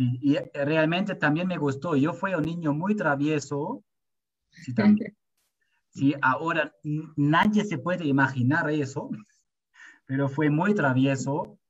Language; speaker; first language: Spanish; non-native, fluent; German